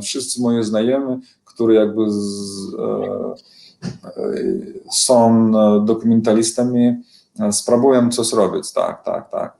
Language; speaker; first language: Polish; non-native, learner; Belarusian